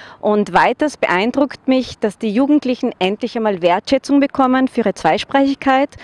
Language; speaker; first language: German; native; German